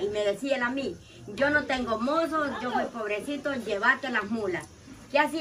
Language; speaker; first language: Spanish; native; Spanish